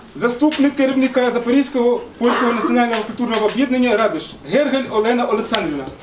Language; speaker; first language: Ukrainian; non-native, fluent; Arabic